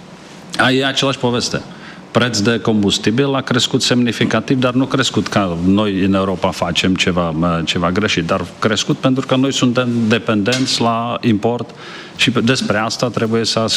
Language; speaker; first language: Romanian; non-native, fluent; Czech